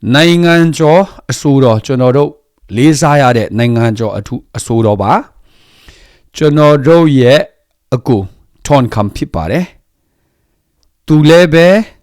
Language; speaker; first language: Burmese; non-native, local second language; Hakha Chin